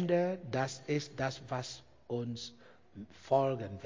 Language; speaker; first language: German; non-native, learner; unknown